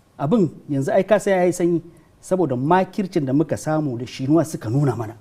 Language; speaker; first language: Hausa; non-native, local second language; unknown